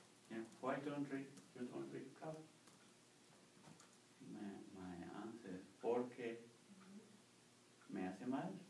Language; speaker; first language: English; non-native, learner; Spanish